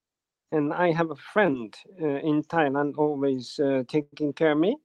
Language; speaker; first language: English; non-native, learner; Japanese